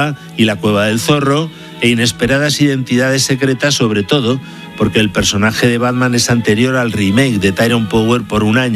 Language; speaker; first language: Spanish; native; Spanish